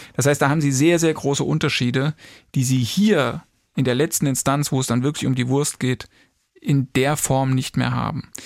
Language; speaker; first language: German; native; German